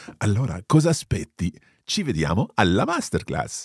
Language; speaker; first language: Italian; non-native, fluent; English